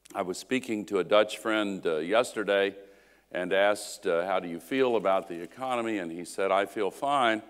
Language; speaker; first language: English; native; English